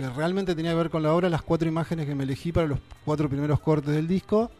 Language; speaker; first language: Spanish; native; Spanish